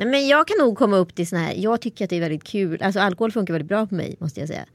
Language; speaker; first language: Swedish; native; Swedish